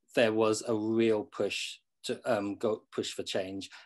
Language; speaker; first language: English; native; English